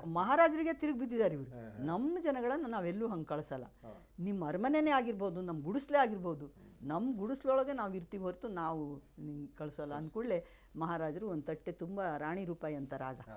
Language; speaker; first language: Kannada; non-native, local second language; Lambadi